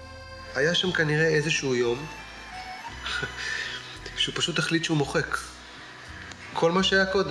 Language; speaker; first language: Hebrew; native; Hebrew